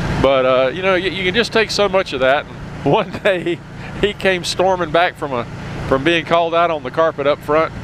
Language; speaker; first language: English; native; English